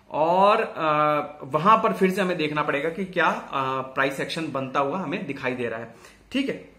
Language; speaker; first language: Hindi; native; Hindi